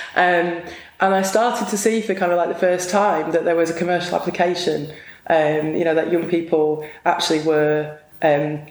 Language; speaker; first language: English; native; English